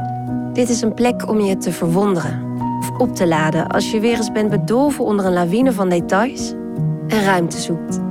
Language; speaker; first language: Dutch; native; Dutch